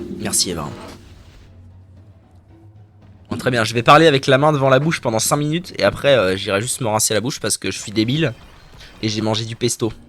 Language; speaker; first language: French; native; French